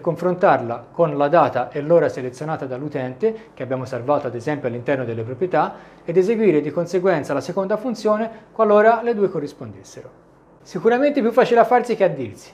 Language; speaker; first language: Italian; native; Italian